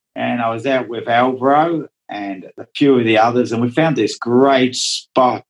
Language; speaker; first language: English; non-native, local second language; Dutch